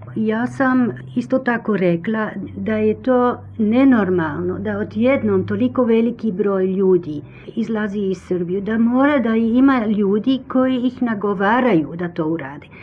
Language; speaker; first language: Serbian; early bilingual, heritage; Serbian